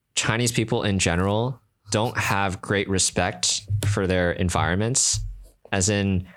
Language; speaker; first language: English; native; English